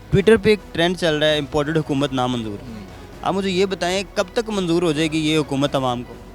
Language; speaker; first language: Urdu; native; Urdu